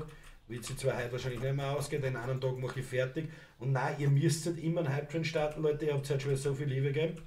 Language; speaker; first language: German; native; German